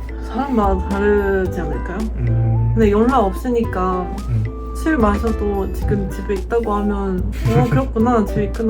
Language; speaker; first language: Korean; non-native, fluent; Japanese